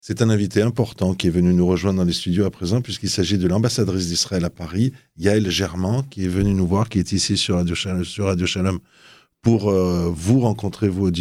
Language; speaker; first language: French; native; French